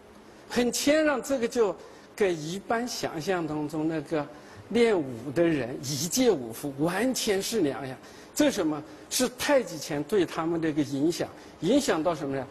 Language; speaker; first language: Chinese; native; Chinese